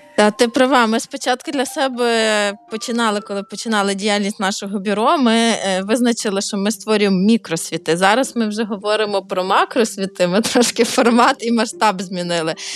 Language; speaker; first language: Ukrainian; native; Ukrainian